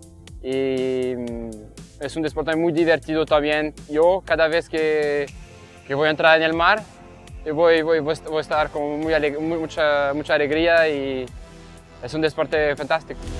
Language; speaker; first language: Spanish; non-native, fluent; French